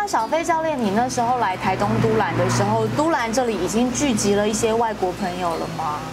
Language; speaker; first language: Chinese; native; Chinese